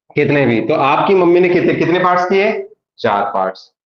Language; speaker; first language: Hindi; non-native, local second language; Marathi